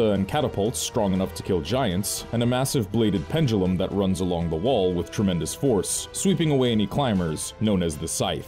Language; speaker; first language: English; native; English